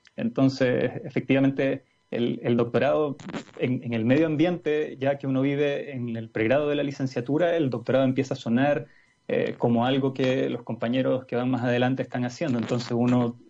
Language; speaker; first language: Spanish; native; Spanish